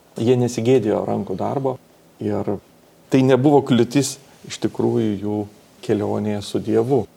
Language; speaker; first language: Lithuanian; native; Lithuanian